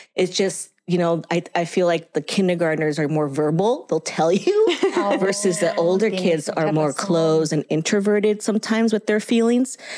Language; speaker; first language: English; early bilingual, other home language; Spanish